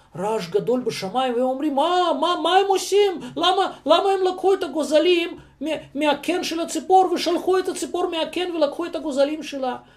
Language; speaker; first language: Hebrew; non-native, fluent; Russian